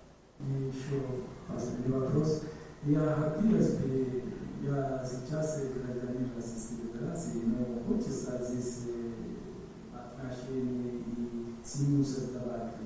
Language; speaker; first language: Russian; non-native, learner; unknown